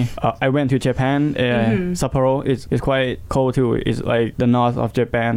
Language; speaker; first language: English; non-native, learner; Thai